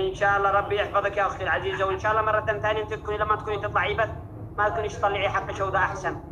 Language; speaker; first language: Arabic; native; Arabic